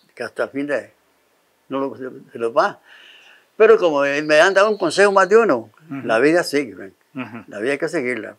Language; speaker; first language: Spanish; native; Spanish